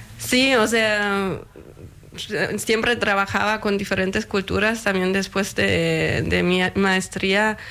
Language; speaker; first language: Spanish; non-native, fluent; German